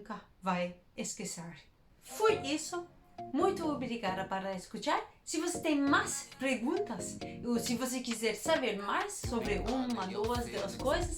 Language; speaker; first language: Portuguese; non-native, learner; Danish